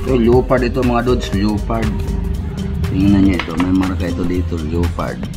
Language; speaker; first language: Filipino; non-native, local second language; Cebuano